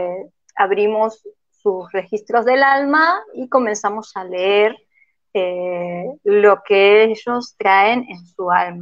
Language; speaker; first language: Spanish; native; Spanish